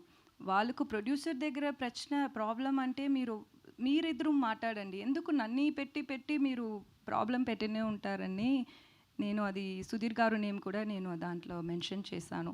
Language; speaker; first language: Telugu; non-native, learner; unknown